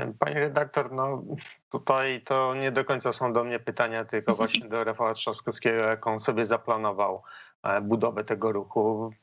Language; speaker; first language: Polish; native; Polish